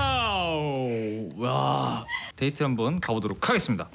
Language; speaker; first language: Korean; native; Korean